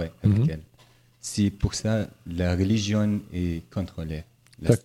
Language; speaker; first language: French; non-native, learner; Arabic